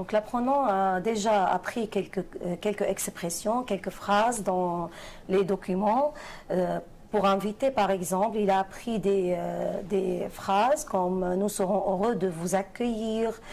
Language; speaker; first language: French; non-native, fluent; Arabic